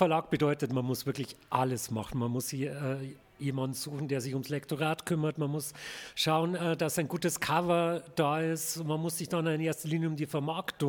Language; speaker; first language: German; native; German